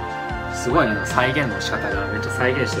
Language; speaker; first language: Japanese; native; Japanese